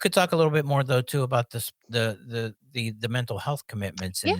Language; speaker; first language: English; native; English